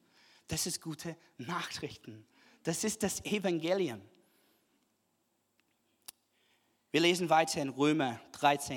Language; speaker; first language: German; non-native, fluent; English